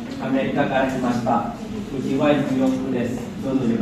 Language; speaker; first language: Japanese; non-native, learner; Indonesian